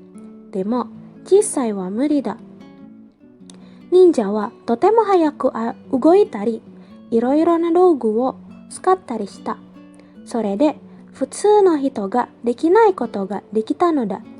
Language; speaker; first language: Japanese; non-native, learner; Indonesian